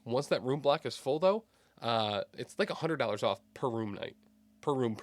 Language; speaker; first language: English; native; English